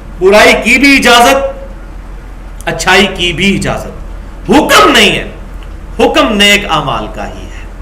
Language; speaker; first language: Urdu; non-native, local second language; Punjabi